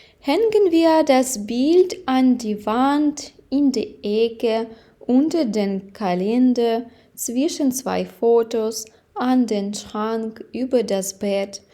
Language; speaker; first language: German; non-native, fluent; Ukrainian